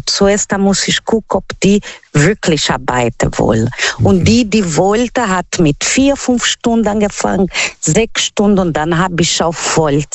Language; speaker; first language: German; non-native, learner; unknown